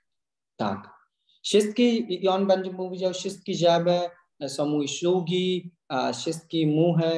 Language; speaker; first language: Polish; non-native, learner; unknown